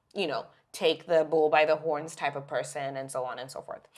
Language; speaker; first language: English; non-native, local second language; Shona